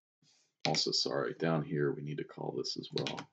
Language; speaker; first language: English; native; English